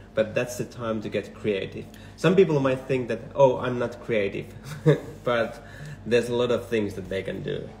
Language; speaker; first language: English; non-native, fluent; Finnish